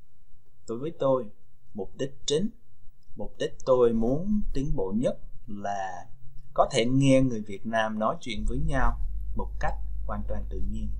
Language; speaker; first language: Vietnamese; non-native, fluent; English